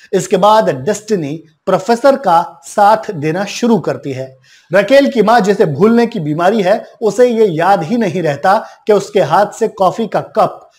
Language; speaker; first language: Hindi; native; Hindi